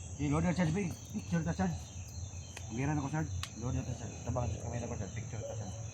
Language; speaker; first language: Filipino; non-native, local second language; Cebuano